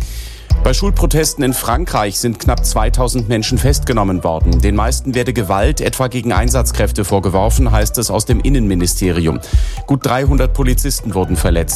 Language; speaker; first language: German; native; German